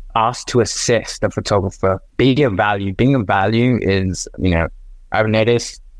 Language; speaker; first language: English; native; English